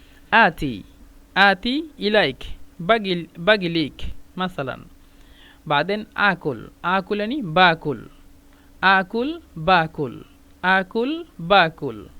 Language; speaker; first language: Arabic; non-native, fluent; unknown